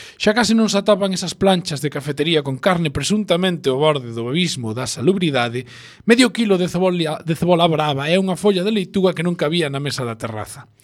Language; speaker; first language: Galician; native; Galician